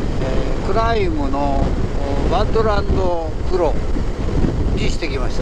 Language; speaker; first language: Japanese; native; Japanese